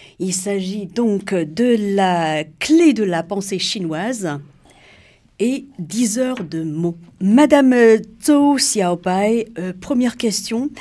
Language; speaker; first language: French; native; French